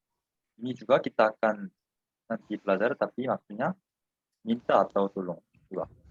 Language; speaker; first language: Indonesian; non-native, fluent; Korean